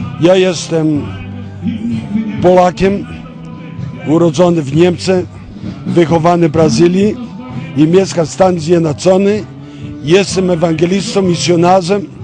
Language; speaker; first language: Polish; early bilingual, heritage; Polish